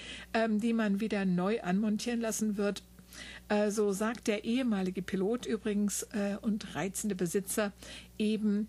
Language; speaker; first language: German; native; German